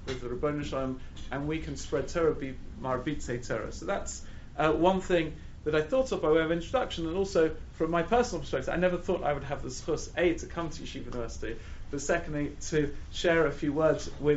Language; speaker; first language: English; native; English